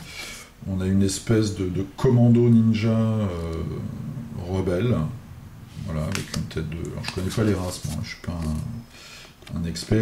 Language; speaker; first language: French; native; French